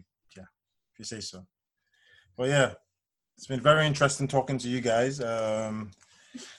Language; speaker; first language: English; non-native, local second language; Yoruba